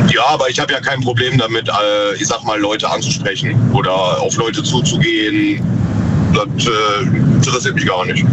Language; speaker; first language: German; native; German